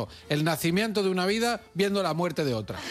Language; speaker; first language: Spanish; native; Spanish